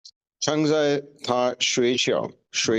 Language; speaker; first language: Chinese; non-native, learner; Urdu